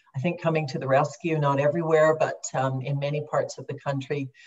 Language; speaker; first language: English; native; English